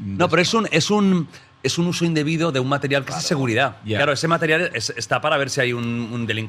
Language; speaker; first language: Spanish; native; Spanish